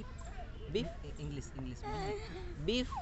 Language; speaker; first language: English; non-native, learner; Indonesian